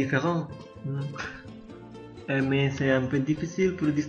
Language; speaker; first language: French; non-native, fluent; Indonesian